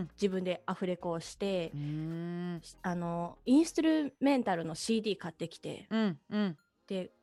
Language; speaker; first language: Japanese; native; Japanese